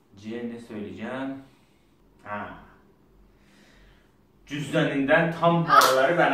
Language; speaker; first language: Turkish; non-native, learner; Azerbaijani